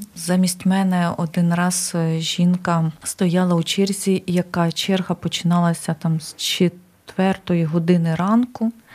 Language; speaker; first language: Ukrainian; native; Ukrainian